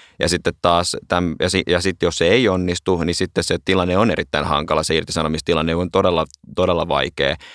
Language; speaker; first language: Finnish; native; Finnish